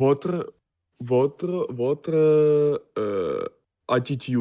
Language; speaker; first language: French; non-native, learner; Russian